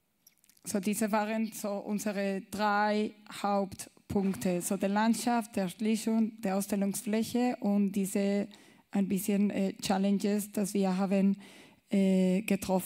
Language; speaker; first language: German; non-native, learner; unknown